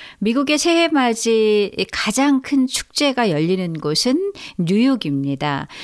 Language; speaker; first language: Korean; native; Korean